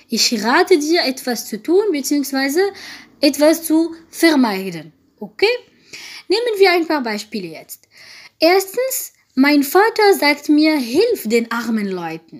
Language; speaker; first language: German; non-native, fluent; French